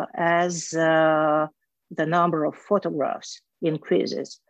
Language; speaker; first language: English; non-native, fluent; Russian